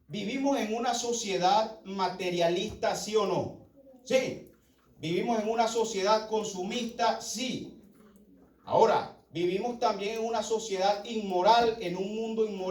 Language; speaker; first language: Spanish; native; Spanish